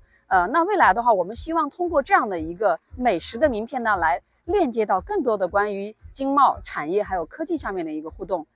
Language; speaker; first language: Chinese; native; Chinese